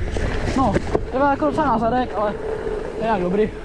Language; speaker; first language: Czech; native; Czech